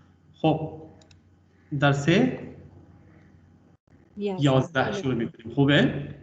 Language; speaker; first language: Persian; non-native, fluent; Urdu